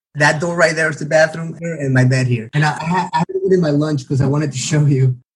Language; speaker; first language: English; non-native, fluent; Spanish